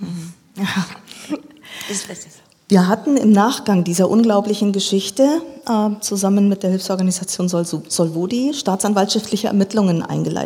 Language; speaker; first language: German; native; German